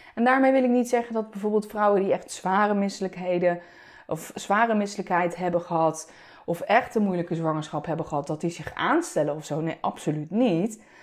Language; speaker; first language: Dutch; early bilingual, other home language; Turkish